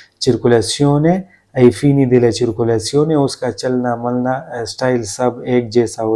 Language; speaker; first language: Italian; non-native, learner; Urdu